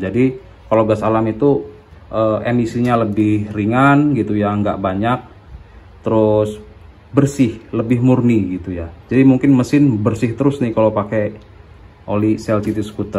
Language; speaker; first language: Indonesian; non-native, local second language; Sundanese